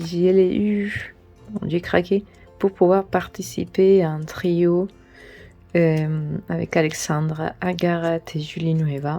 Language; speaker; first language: French; non-native, learner; Spanish